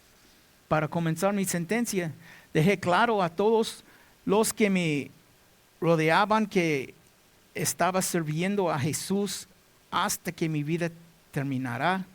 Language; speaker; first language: Spanish; non-native, learner; English